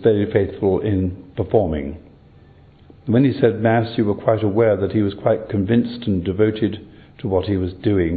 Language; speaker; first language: English; native; English